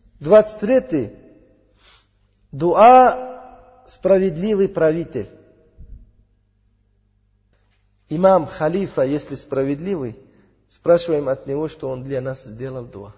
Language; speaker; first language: Russian; non-native, learner; Uzbek